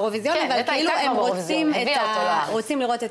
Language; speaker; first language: Hebrew; native; Hebrew